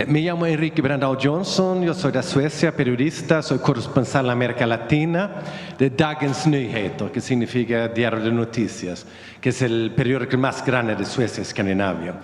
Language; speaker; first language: Spanish; non-native, fluent; Swedish